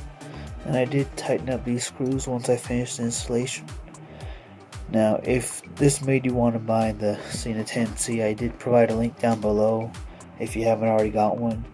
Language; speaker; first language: English; native; English